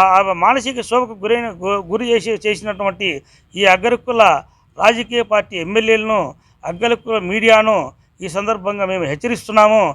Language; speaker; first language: Telugu; native; Telugu